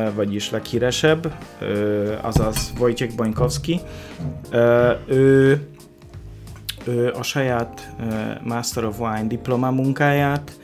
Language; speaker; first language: Hungarian; non-native, fluent; Polish